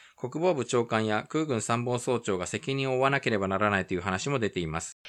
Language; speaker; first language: Japanese; native; Japanese